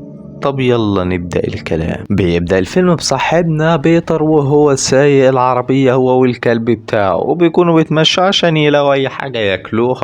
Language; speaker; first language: Arabic; native; Arabic